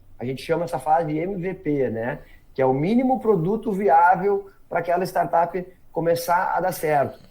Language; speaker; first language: Portuguese; native; Portuguese